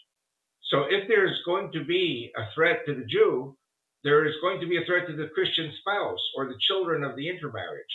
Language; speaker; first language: English; early bilingual, other home language; Spanish